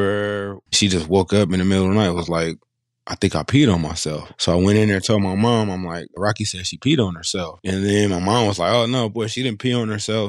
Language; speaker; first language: English; native; English